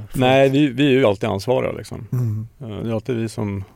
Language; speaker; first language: Swedish; native; Swedish